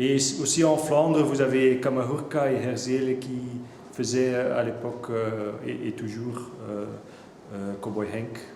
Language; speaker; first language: French; non-native, local second language; Dutch